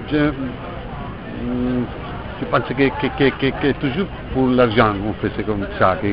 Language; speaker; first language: French; non-native, fluent; Italian